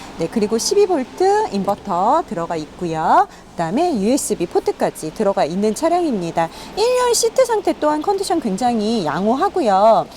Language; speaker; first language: Korean; native; Korean